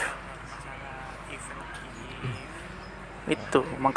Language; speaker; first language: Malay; non-native, local second language; Javanese